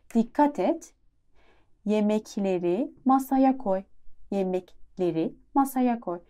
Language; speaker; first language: Turkish; non-native, fluent; Persian